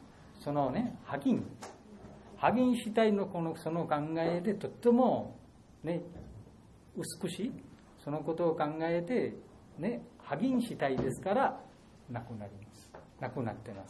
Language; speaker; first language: Japanese; non-native, learner; Bangla